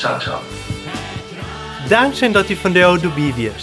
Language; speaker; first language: German; non-native, learner; Plautdietsch